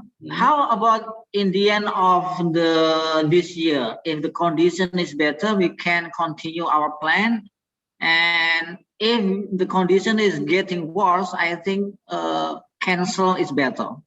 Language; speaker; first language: English; non-native, learner; Indonesian